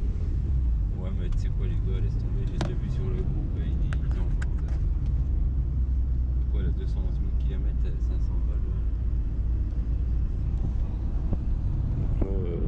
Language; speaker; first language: French; native; French